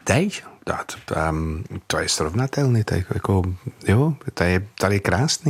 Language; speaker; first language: Czech; non-native, fluent; English